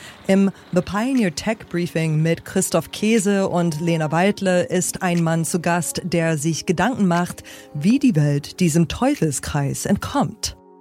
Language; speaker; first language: German; native; German